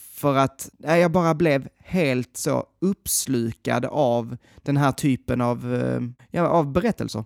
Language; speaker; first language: Swedish; native; Swedish